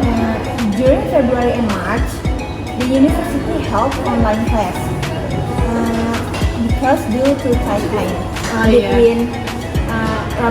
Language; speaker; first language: English; non-native, learner; Indonesian